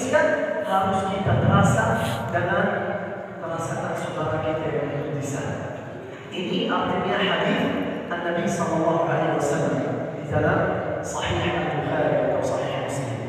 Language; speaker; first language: Indonesian; non-native, learner; Arabic